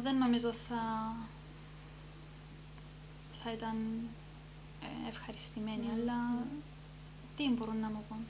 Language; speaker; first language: Greek; early bilingual, heritage; Greek